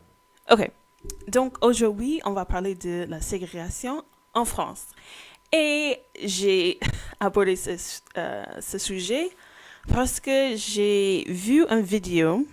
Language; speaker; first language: French; non-native, fluent; English